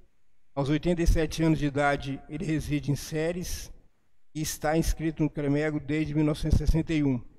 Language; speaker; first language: Portuguese; native; Portuguese